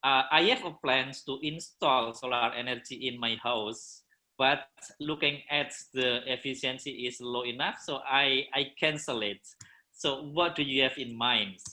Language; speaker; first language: English; non-native, fluent; Indonesian